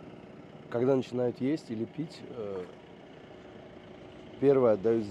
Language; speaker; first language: Russian; native; Russian